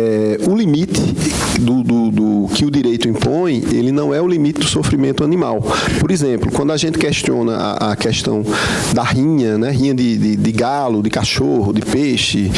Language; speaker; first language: Portuguese; native; Portuguese